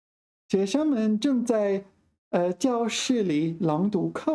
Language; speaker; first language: Chinese; non-native, fluent; English